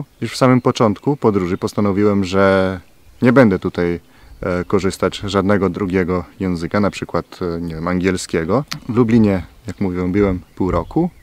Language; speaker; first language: Polish; non-native, fluent; Slovenian